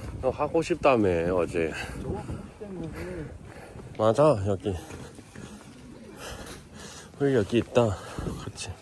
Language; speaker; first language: Korean; non-native, learner; Thai